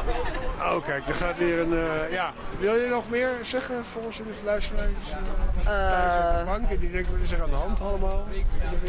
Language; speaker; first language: Dutch; native; Dutch